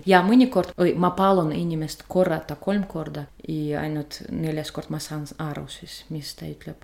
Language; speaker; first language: Estonian; non-native, fluent; Russian